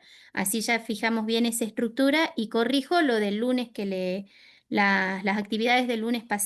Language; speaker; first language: Spanish; native; Spanish